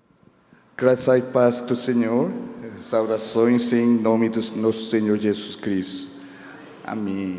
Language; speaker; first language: Portuguese; non-native, fluent; Korean